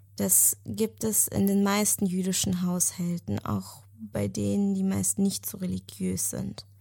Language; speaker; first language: German; early bilingual, other home language; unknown